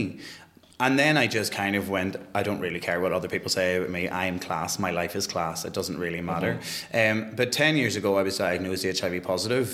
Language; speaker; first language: English; native; English